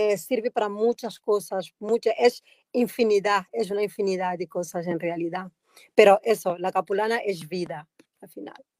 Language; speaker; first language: Spanish; non-native, fluent; Portuguese